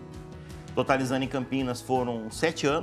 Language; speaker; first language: Portuguese; native; Portuguese